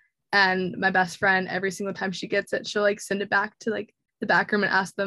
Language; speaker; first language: English; native; English